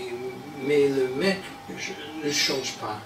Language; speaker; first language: French; non-native, learner; English